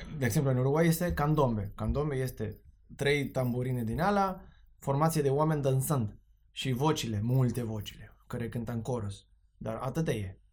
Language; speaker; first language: Romanian; non-native, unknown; Spanish